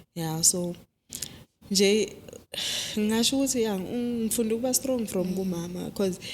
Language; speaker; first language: Zulu; native; Zulu